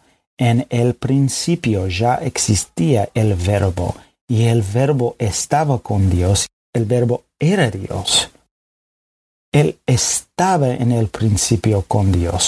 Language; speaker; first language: Spanish; non-native, fluent; English